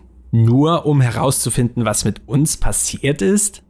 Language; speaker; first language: German; native; German